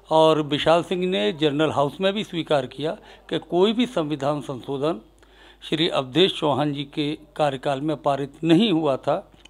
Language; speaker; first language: Hindi; native; Hindi